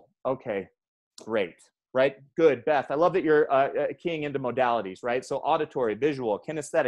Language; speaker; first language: English; native; English